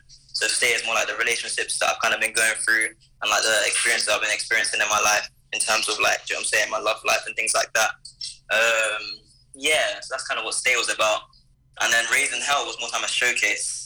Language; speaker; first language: English; native; English